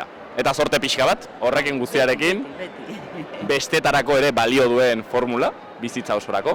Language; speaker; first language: Basque; native; Basque